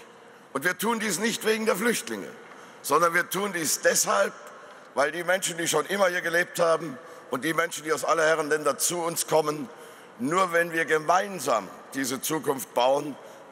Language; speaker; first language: German; native; German